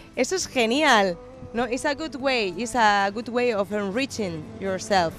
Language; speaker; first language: English; non-native, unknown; Spanish